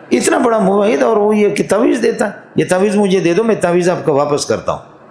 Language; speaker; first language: Urdu; non-native, local second language; Brahui